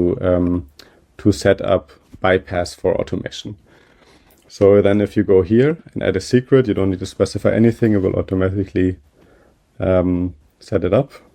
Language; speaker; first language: English; non-native, fluent; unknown